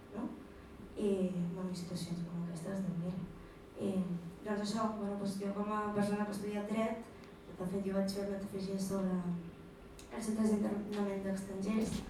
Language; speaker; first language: Catalan; early bilingual, other home language; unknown